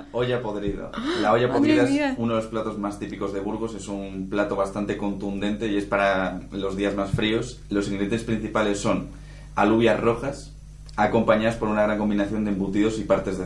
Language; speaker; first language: Spanish; native; Spanish